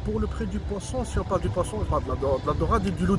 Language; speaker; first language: French; non-native, local second language; Kabyle